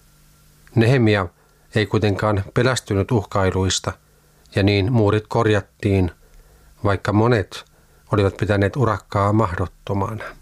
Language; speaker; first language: Finnish; native; Finnish